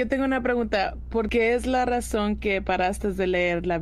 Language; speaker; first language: Spanish; early bilingual, heritage; Spanish